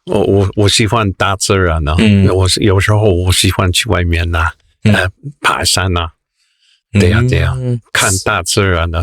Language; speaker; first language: Chinese; non-native, learner; English